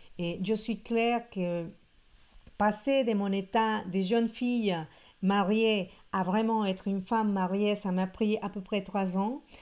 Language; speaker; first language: French; non-native, fluent; Spanish